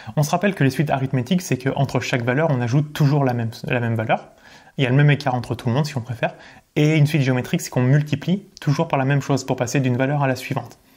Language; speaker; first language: French; native; French